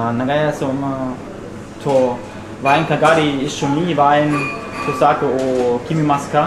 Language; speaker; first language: Japanese; non-native, learner; German